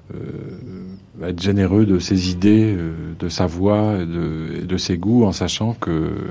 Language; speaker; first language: French; native; French